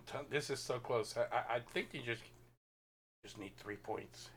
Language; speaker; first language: English; native; English